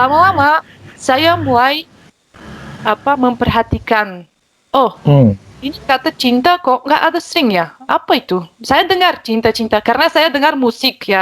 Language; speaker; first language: Indonesian; non-native, fluent; Bulgarian